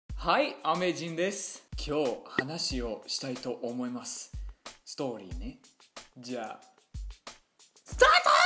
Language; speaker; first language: Japanese; non-native, fluent; English